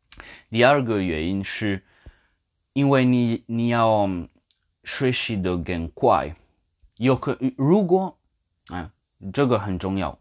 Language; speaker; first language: Chinese; non-native, fluent; English